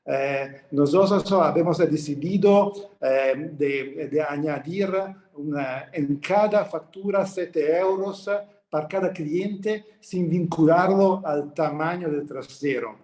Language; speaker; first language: Spanish; non-native, learner; Italian